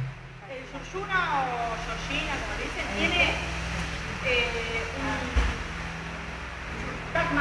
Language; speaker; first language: Spanish; native; Spanish